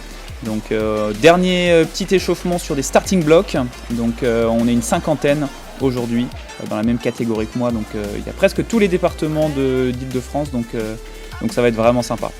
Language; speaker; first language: French; native; French